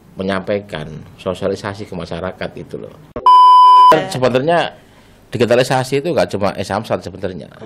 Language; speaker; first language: Indonesian; non-native, local second language; Javanese